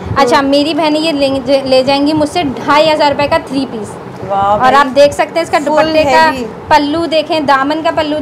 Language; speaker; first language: Urdu; native; Urdu